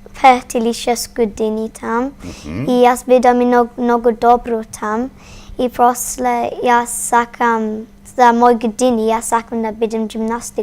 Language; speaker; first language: Macedonian; early bilingual, heritage; Macedonian